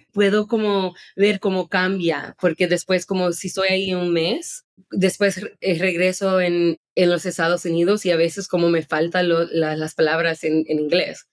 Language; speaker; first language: Spanish; early bilingual, heritage; Spanish